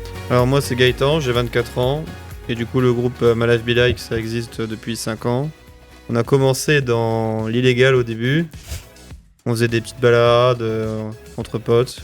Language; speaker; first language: French; native; French